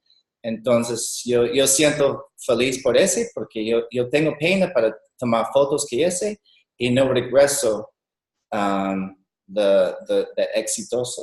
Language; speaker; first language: Spanish; non-native, learner; English